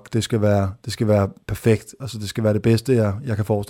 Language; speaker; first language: Danish; native; Danish